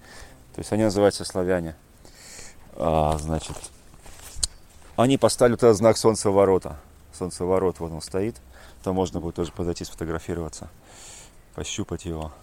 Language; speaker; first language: Russian; native; Russian